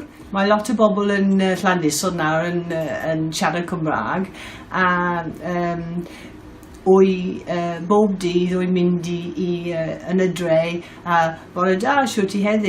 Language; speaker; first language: Welsh; non-native, local second language; English